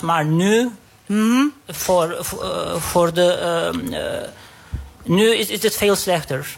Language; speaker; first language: Dutch; non-native, fluent; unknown